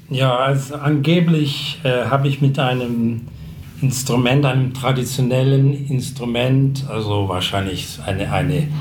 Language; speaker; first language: German; non-native, fluent; English